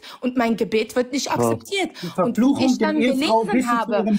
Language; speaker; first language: German; non-native, fluent; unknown